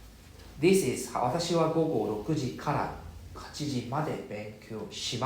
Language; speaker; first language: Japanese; non-native, fluent; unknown